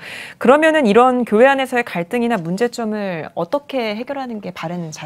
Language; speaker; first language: Korean; native; Korean